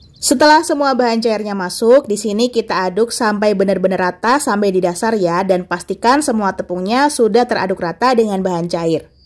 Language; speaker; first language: Indonesian; native; Indonesian